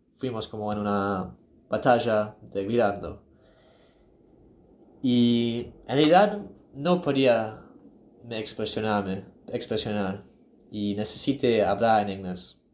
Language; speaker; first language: Spanish; non-native, learner; English